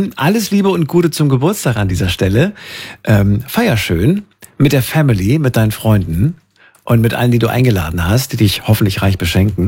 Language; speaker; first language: German; native; German